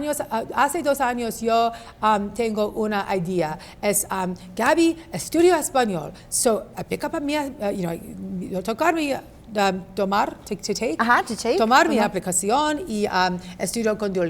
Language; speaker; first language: Spanish; non-native, learner; English